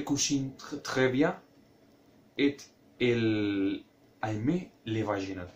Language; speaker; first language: French; non-native, learner; Spanish